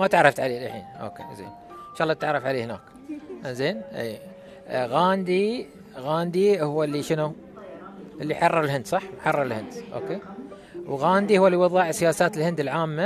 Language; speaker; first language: Arabic; native; Arabic